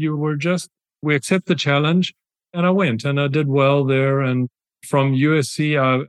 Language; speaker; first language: English; native; English